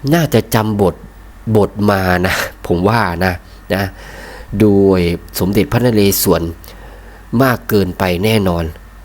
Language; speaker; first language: Thai; native; Thai